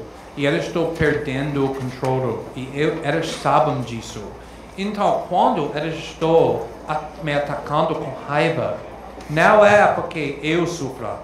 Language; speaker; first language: Portuguese; non-native, fluent; English